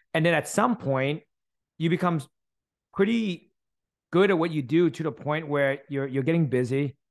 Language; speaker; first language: English; early bilingual, other home language; Thai